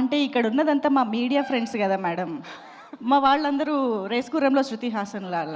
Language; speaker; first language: Telugu; native; Telugu